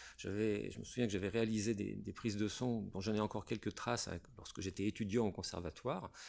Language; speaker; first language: French; native; French